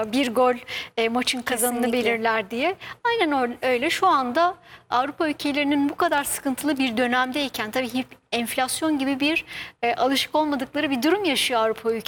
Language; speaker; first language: Turkish; native; Turkish